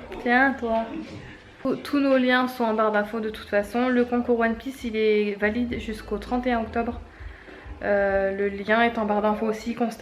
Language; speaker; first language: French; native; French